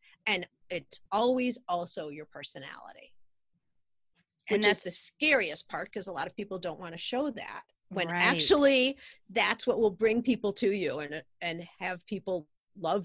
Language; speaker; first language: English; native; English